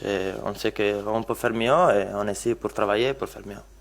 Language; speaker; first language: French; non-native, learner; Italian